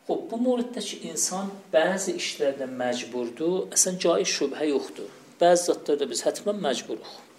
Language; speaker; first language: Persian; non-native, local second language; Azerbaijani